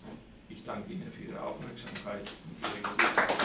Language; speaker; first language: German; non-native, fluent; Greek